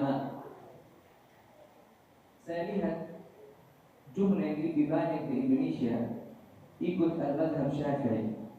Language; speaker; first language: Indonesian; non-native, fluent; Arabic